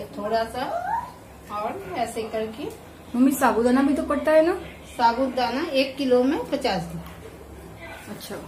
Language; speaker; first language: Hindi; native; Hindi